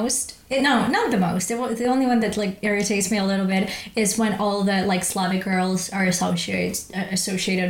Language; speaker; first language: English; non-native, fluent; Russian